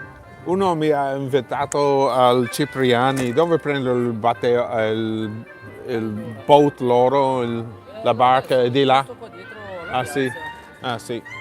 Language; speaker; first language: Italian; non-native, fluent; English